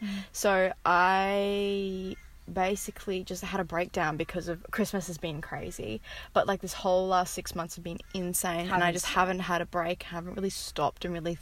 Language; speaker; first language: English; native; English